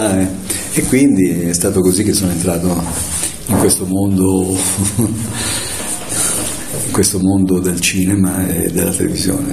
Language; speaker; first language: Italian; native; Italian